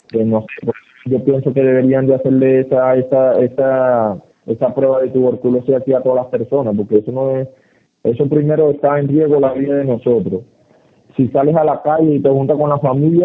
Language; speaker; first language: Spanish; native; Spanish